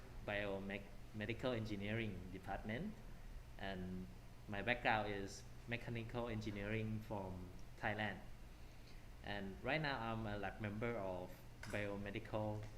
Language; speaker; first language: English; non-native, fluent; Thai